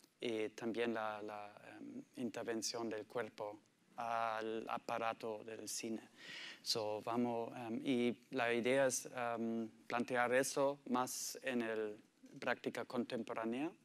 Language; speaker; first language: Spanish; non-native, learner; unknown